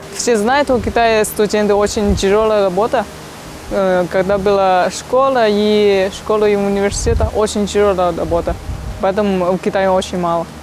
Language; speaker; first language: Russian; non-native, learner; Chinese